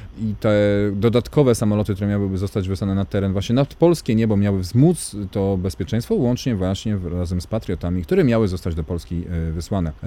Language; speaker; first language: Polish; native; Polish